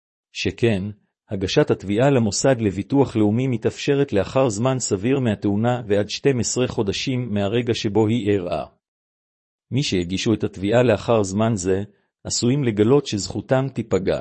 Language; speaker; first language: Hebrew; native; Hebrew